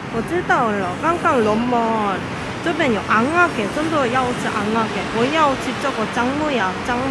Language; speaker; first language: Chinese; non-native, fluent; Korean